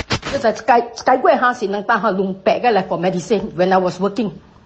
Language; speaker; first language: English; non-native, local second language; Min Nan Chinese